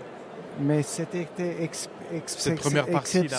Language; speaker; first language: French; non-native, learner; German